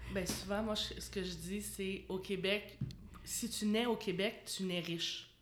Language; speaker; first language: French; native; French